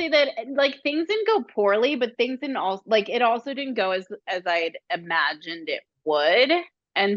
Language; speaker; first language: English; native; English